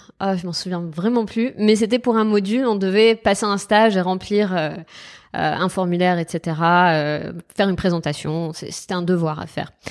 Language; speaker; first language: French; non-native, local second language; Arabic